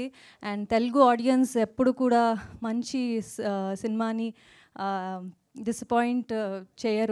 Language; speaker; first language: Telugu; non-native, fluent; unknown